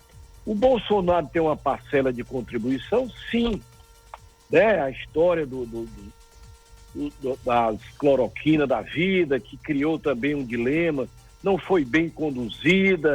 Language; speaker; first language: Portuguese; native; Portuguese